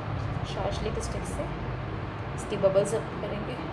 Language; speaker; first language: Hindi; native; Hindi